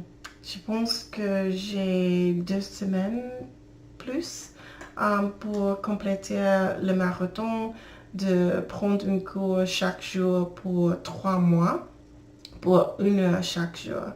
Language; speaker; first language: French; non-native, learner; English